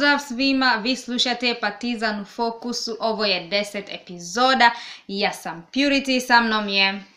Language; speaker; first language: Serbian; non-native, learner; Swahili